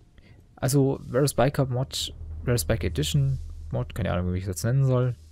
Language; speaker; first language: German; native; German